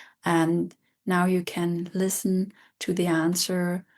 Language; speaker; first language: English; non-native, fluent; German